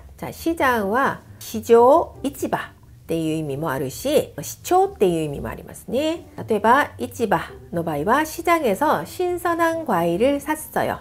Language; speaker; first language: Japanese; non-native, fluent; Korean